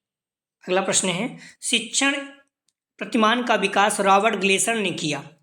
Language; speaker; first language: Hindi; native; Hindi